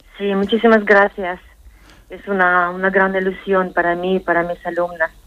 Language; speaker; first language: Spanish; non-native, fluent; Russian